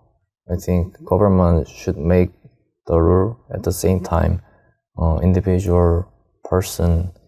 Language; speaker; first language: English; non-native, learner; Korean